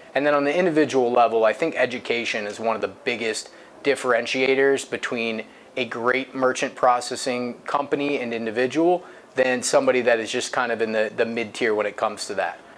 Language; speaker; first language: English; native; English